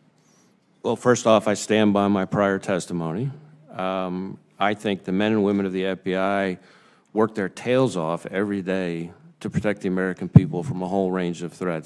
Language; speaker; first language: English; native; English